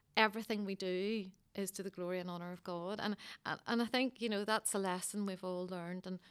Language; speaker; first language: English; native; English